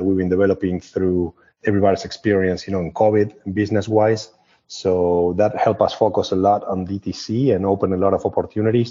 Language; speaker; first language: English; non-native, fluent; Spanish